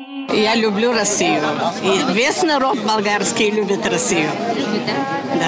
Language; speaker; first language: Russian; non-native, learner; Bulgarian